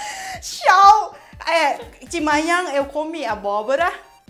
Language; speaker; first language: Portuguese; non-native, learner; Thai